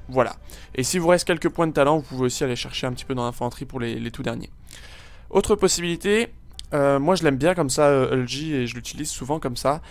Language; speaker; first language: French; native; French